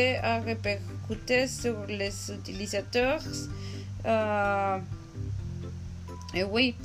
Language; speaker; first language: French; non-native, learner; Spanish